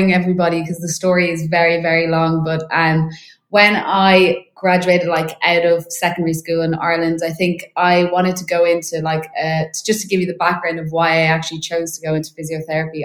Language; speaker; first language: English; native; English